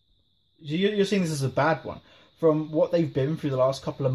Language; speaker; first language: English; native; English